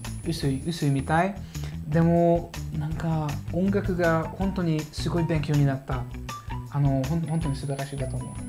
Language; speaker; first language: Japanese; non-native, fluent; Hungarian